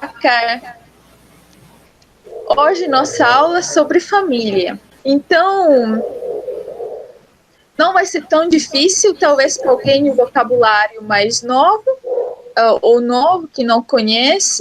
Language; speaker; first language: Portuguese; non-native, fluent; Latvian